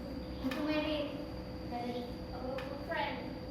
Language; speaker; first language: English; non-native, learner; Indonesian